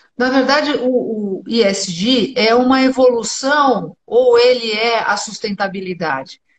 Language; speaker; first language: Portuguese; native; Portuguese